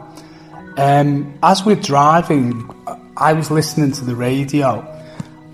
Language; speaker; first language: English; native; English